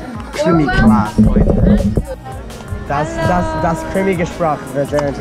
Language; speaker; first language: German; non-native, learner; English